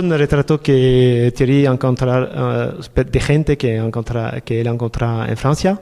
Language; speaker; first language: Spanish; non-native, learner; French